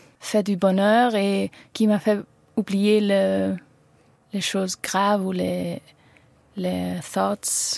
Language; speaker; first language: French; non-native, learner; Dutch